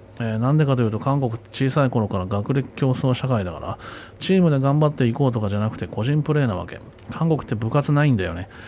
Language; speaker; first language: Japanese; native; Japanese